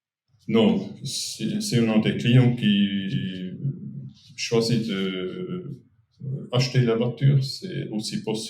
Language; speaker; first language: French; non-native, fluent; German